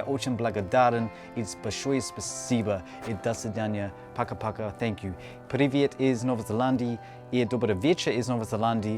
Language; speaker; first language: Russian; non-native, learner; English